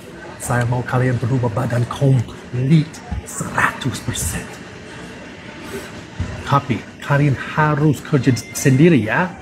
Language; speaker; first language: Indonesian; non-native, fluent; English